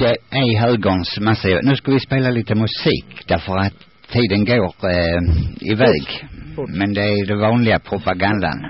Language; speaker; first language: Swedish; native; Swedish